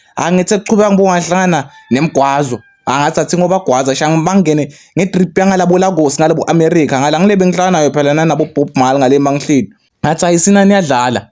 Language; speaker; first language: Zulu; non-native, local second language; Swati